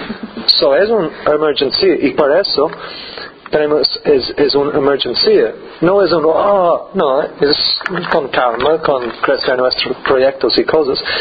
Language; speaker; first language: Spanish; non-native, learner; English